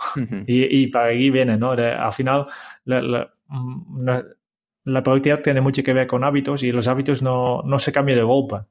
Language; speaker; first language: Spanish; non-native, fluent; Dutch